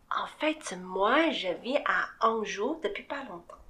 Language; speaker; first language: French; non-native, fluent; Chinese